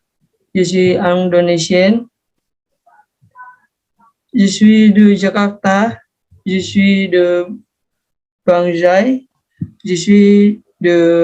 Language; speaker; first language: French; non-native, learner; Indonesian